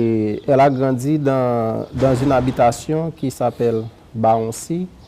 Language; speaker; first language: French; non-native, local second language; Haitian Creole